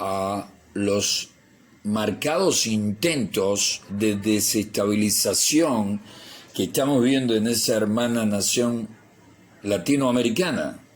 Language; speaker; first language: Spanish; native; Spanish